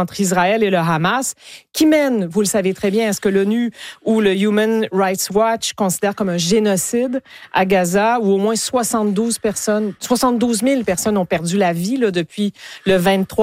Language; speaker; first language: French; native; French